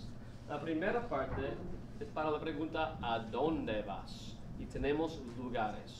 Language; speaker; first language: Spanish; non-native, fluent; English